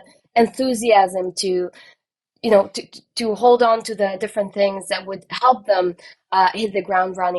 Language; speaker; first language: English; non-native, fluent; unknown